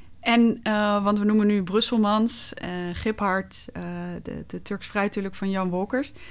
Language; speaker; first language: Dutch; native; Dutch